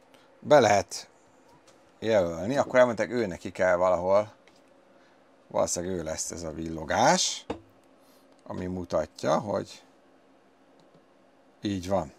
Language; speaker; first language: Hungarian; native; Hungarian